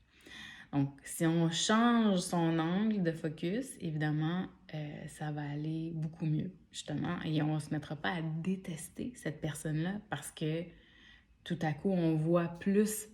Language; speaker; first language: French; native; French